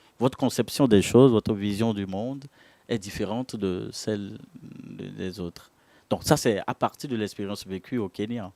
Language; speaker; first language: French; non-native, local second language; Ewe